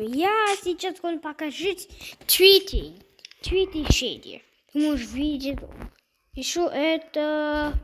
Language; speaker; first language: Russian; non-native, learner; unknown